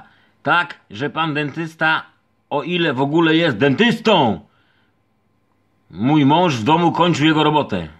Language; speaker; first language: Polish; native; Polish